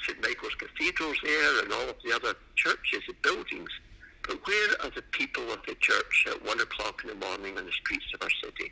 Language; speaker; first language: English; native; English